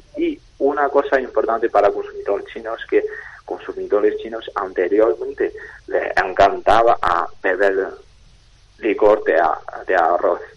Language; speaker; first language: Spanish; non-native, fluent; Chinese